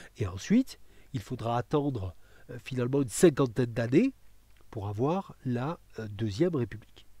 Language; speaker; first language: French; native; French